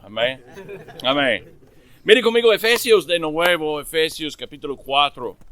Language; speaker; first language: Spanish; non-native, fluent; English